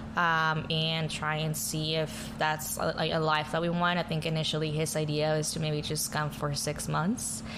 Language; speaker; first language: English; early bilingual, other home language; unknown